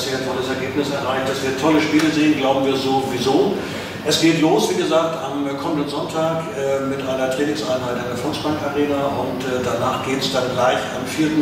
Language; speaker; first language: German; native; German